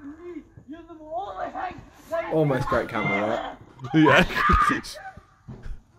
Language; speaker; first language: English; native; English